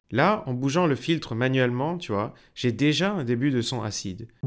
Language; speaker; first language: French; native; French